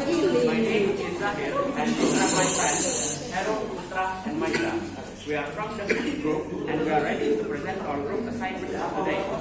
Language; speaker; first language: English; non-native, learner; Indonesian